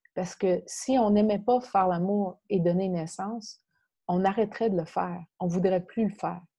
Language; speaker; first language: French; native; French